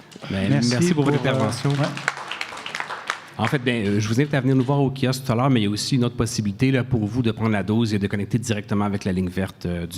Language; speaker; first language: French; native; French